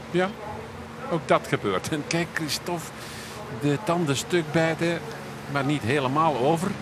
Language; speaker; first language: Dutch; native; Dutch